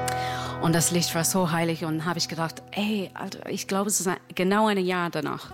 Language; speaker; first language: German; non-native, learner; English